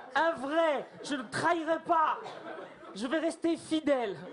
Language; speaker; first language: French; native; French